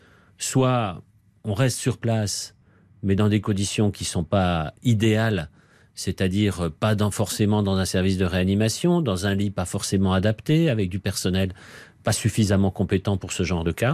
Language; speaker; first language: French; native; French